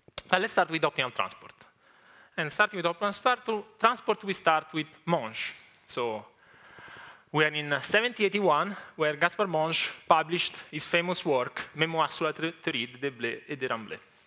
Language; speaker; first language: English; non-native, fluent; Italian